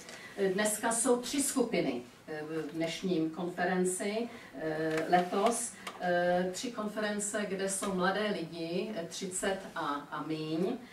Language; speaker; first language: Czech; early bilingual, heritage; Czech